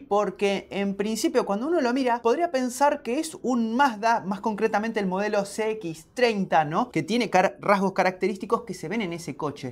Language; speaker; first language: Spanish; native; Spanish